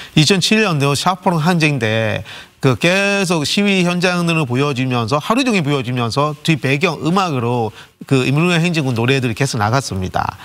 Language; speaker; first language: Korean; non-native, fluent; Burmese